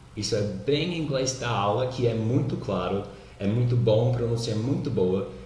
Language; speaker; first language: Portuguese; non-native, fluent; English